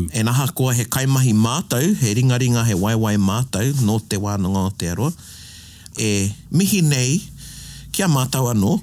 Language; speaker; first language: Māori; non-native, local second language; English